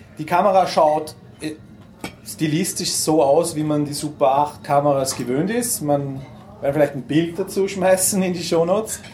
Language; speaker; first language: German; native; German